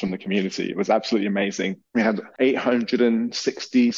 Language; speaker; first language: English; native; English